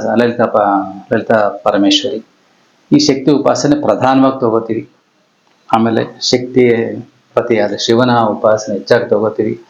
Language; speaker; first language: Kannada; non-native, local second language; Telugu